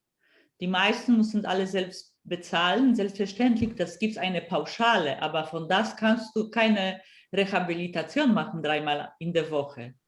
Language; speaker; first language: German; non-native, fluent; Polish